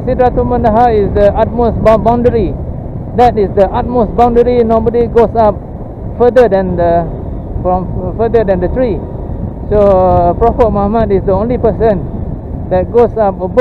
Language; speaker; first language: English; non-native, local second language; Malay